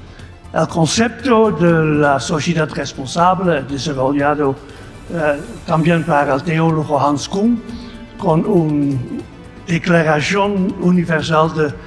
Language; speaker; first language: Spanish; non-native, fluent; Dutch